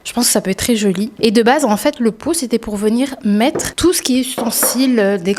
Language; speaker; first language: French; native; French